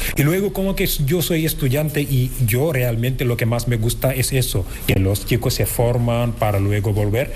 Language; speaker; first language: Spanish; non-native, fluent; Wolof